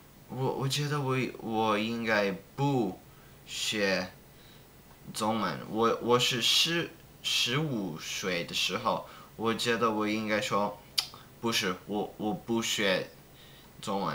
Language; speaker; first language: Chinese; non-native, learner; English